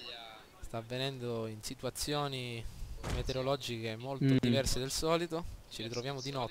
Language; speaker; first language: Italian; native; Italian